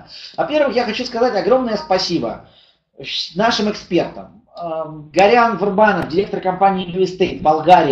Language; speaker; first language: Russian; native; Russian